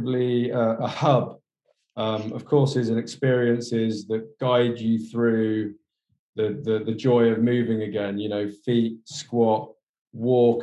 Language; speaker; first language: English; native; English